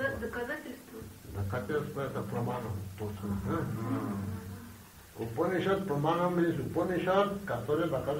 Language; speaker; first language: Russian; non-native, learner; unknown